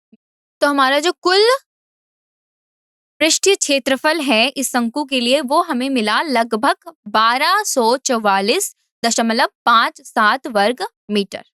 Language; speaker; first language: Hindi; native; Hindi